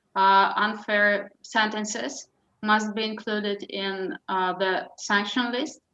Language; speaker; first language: English; non-native, fluent; Russian